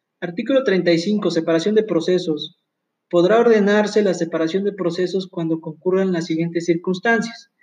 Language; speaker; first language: Spanish; native; Spanish